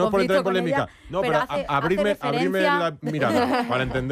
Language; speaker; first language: Spanish; native; Spanish